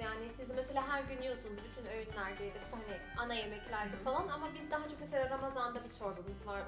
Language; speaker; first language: Turkish; non-native, fluent; Arabic